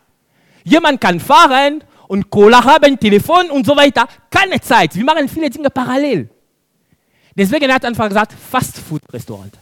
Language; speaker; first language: German; non-native, fluent; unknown